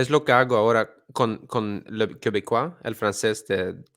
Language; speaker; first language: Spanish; non-native, fluent; Swedish